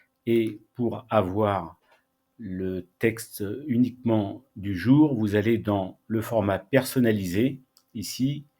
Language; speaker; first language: French; native; French